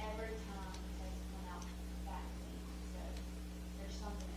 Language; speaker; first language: English; native; English